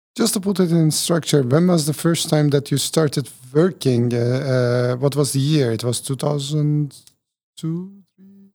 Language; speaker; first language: English; non-native, fluent; Turkish